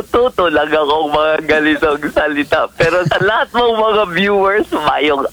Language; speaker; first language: Filipino; non-native, local second language; Hiligaynon